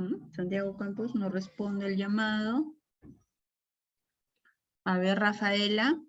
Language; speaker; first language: Spanish; native; Spanish